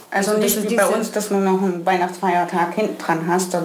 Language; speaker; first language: German; native; German